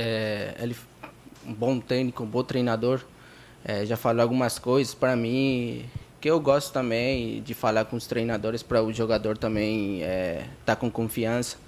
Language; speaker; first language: Portuguese; non-native, fluent; Spanish